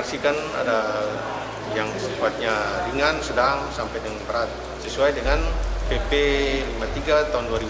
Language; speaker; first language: Indonesian; native; Indonesian